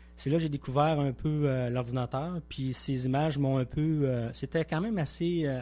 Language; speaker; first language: French; native; French